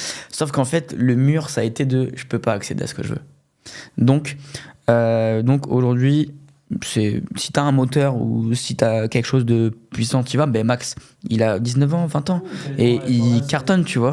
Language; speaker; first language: French; native; French